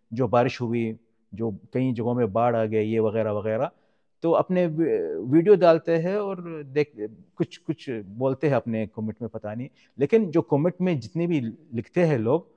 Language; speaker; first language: Urdu; non-native, fluent; Arabic